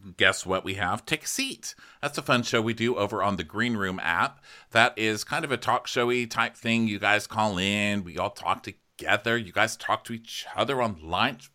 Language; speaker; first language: English; native; English